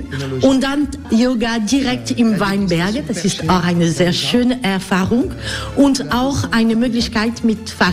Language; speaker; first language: German; non-native, learner; French